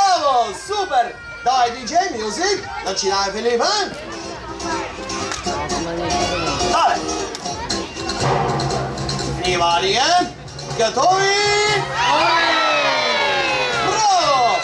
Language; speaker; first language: Russian; non-native, learner; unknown